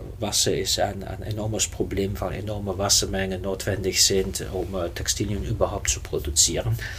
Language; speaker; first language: German; non-native, fluent; Dutch